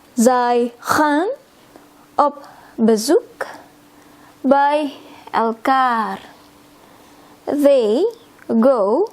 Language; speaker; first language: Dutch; non-native, learner; Indonesian